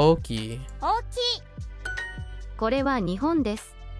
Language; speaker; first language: Japanese; non-native, learner; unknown